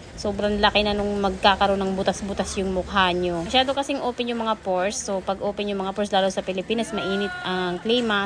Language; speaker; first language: Filipino; non-native, local second language; Cebuano